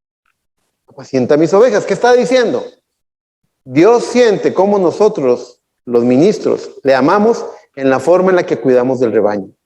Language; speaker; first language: Spanish; native; Spanish